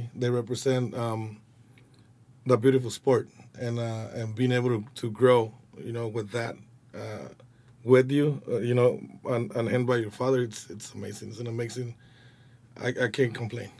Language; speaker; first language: English; non-native, fluent; Spanish